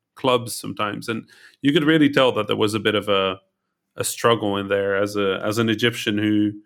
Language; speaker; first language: English; early bilingual, heritage; Dutch